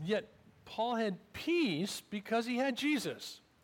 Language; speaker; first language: English; native; English